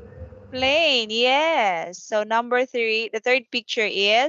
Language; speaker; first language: English; non-native, fluent; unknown